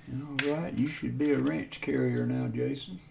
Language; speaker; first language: English; native; English